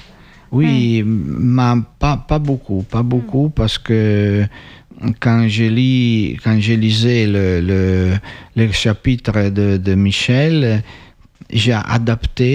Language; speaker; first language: French; non-native, fluent; Italian